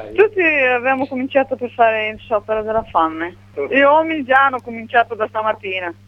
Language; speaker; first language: Italian; non-native, learner; Romanian